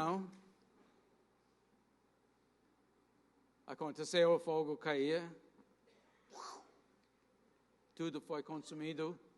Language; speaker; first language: Portuguese; non-native, fluent; English